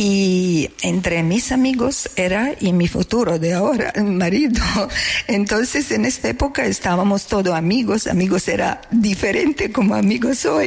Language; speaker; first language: Spanish; non-native, fluent; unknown